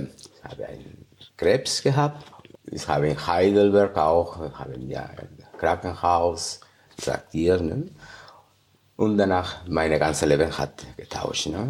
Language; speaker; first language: German; non-native, fluent; Spanish